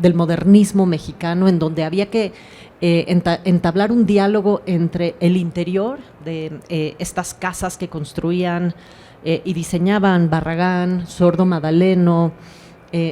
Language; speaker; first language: Spanish; native; Spanish